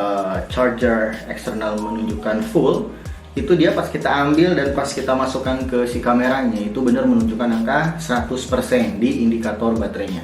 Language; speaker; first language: Indonesian; native; Indonesian